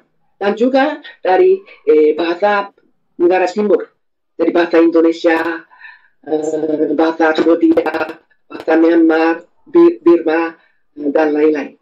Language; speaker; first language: Indonesian; non-native, fluent; Japanese